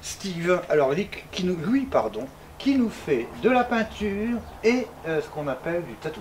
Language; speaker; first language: French; native; French